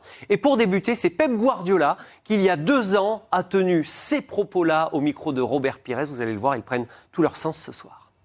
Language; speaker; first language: French; native; French